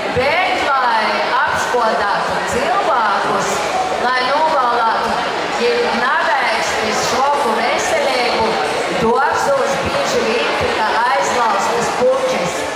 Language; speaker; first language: Latvian; native; Latvian